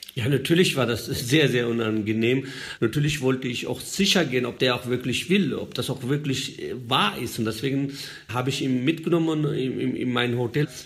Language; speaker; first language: German; non-native, fluent; Urdu